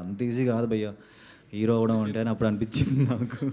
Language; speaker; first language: Telugu; native; Telugu